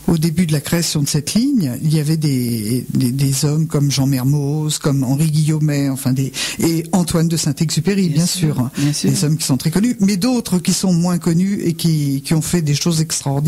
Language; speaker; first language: French; native; French